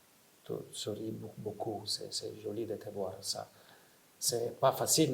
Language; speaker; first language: French; non-native, fluent; Italian